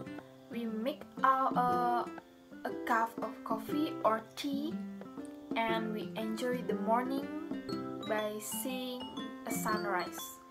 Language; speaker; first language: English; non-native, learner; Indonesian